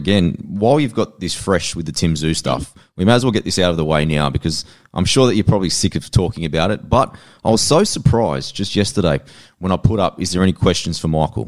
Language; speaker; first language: English; native; English